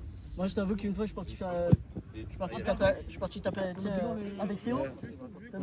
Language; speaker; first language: French; native; French